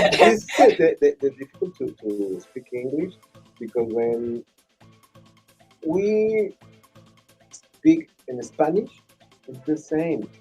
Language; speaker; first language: English; non-native, learner; Spanish